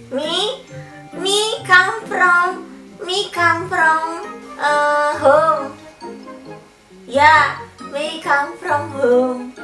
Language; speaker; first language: English; non-native, learner; Javanese